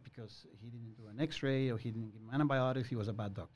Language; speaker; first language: English; non-native, fluent; Spanish